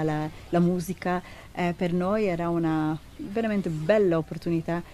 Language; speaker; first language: Italian; non-native, learner; Hebrew